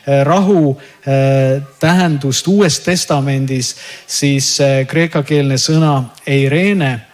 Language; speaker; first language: Estonian; native; Estonian